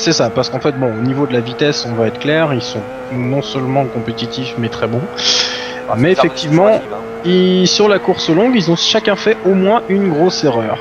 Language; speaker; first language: French; native; French